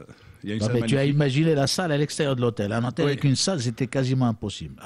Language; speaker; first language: French; non-native, local second language; Arabic